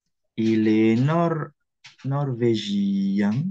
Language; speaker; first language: French; non-native, fluent; Indonesian